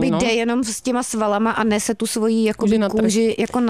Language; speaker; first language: Czech; native; Czech